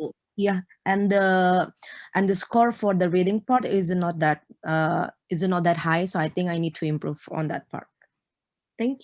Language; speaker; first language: English; non-native, fluent; Indonesian